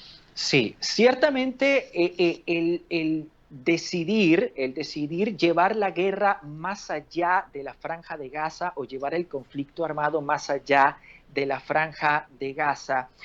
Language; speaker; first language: Spanish; native; Spanish